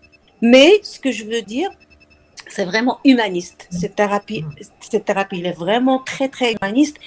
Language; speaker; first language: French; non-native, local second language; Arabic